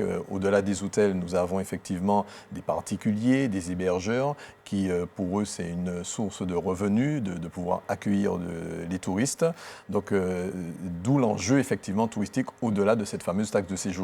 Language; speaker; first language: French; native; French